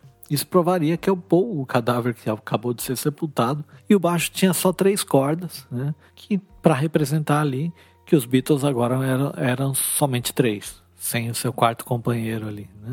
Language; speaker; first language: Portuguese; native; Portuguese